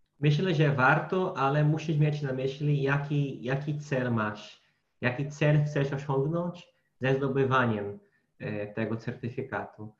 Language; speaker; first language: Polish; non-native, fluent; Portuguese